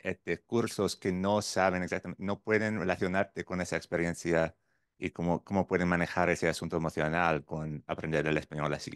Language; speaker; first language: Spanish; non-native, fluent; English